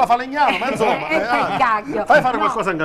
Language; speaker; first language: Italian; native; Italian